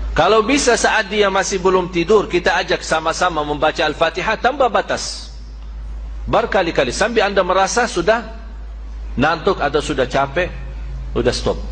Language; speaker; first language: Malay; non-native, fluent; Arabic